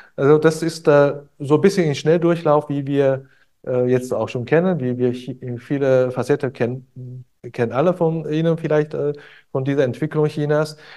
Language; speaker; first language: German; non-native, fluent; Chinese